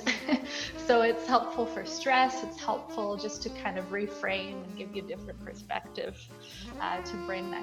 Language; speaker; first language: English; early bilingual, other home language; Portuguese